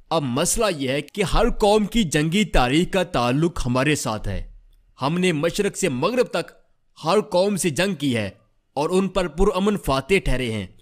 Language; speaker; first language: Urdu; native; Urdu